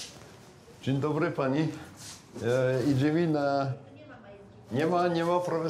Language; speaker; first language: Polish; non-native, fluent; French